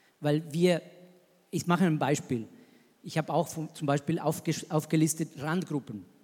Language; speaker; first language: German; non-native, fluent; Spanish